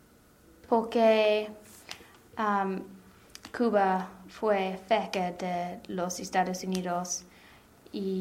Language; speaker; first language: Spanish; non-native, learner; English